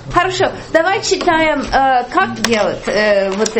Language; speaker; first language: Russian; non-native, learner; English